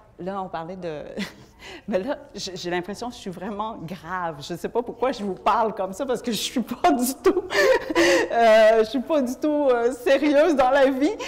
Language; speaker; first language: French; early bilingual, other home language; Vietnamese